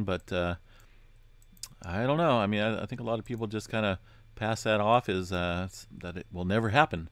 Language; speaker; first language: English; native; English